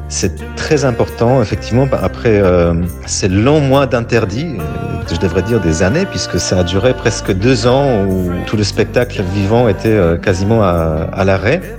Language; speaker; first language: French; non-native, fluent; Polish